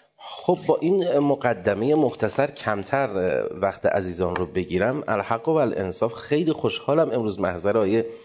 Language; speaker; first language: Persian; native; Persian